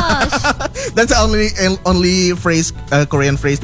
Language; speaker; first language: English; non-native, learner; Indonesian